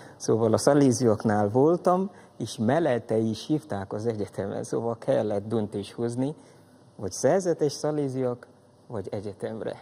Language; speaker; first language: Hungarian; non-native, fluent; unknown